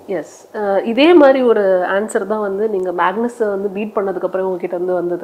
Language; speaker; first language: Tamil; native; Tamil